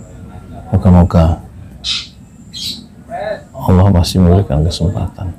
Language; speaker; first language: Indonesian; native; Indonesian